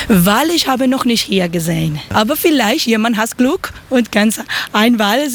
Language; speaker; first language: German; non-native, learner; Spanish